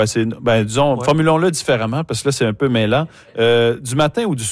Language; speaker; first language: French; native; French